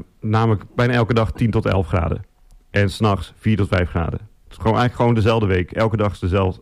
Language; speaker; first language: Dutch; native; Dutch